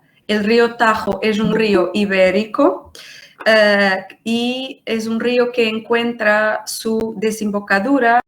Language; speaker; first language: Spanish; non-native, fluent; Portuguese